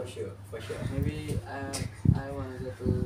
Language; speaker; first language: English; non-native, learner; Indonesian